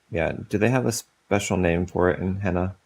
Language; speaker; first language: English; native; English